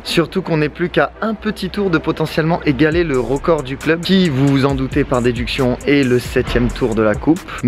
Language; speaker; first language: French; native; French